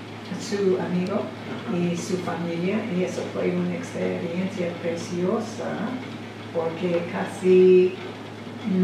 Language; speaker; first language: Spanish; non-native, fluent; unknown